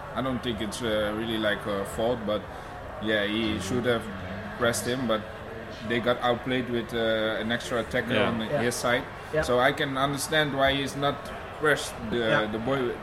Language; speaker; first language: English; non-native, fluent; Dutch